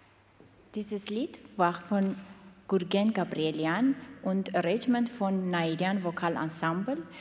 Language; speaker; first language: German; non-native, learner; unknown